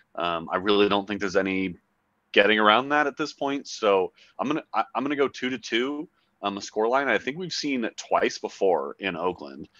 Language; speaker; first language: English; native; English